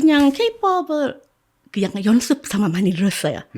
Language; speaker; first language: Korean; non-native, fluent; Indonesian